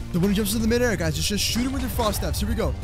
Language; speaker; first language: English; native; English